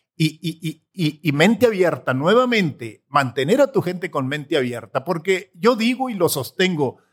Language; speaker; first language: Spanish; native; Spanish